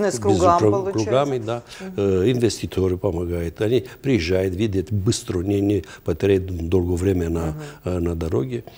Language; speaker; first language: Russian; non-native, fluent; Romanian